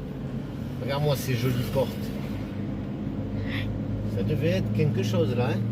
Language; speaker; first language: French; native; French